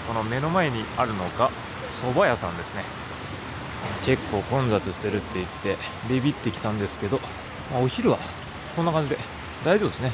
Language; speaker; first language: Japanese; native; Japanese